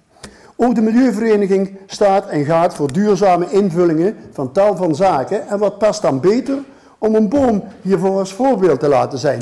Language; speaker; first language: Dutch; native; Dutch